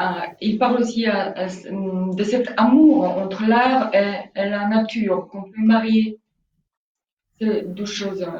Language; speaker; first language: French; non-native, fluent; Polish